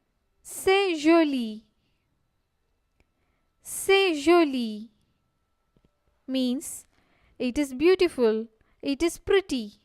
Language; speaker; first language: French; non-native, fluent; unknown